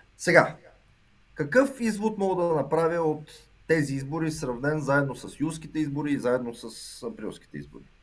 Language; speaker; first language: Bulgarian; native; Bulgarian